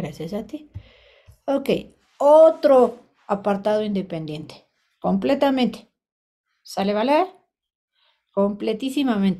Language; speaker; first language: Spanish; native; Spanish